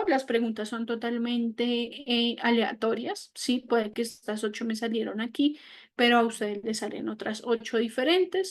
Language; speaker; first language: Spanish; native; Spanish